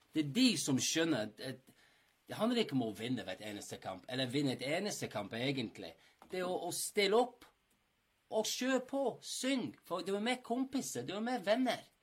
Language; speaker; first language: Norwegian; non-native, fluent; English